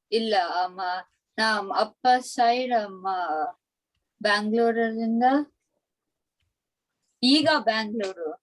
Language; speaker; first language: Kannada; early bilingual, heritage; English